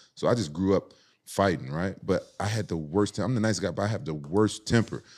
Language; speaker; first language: English; native; English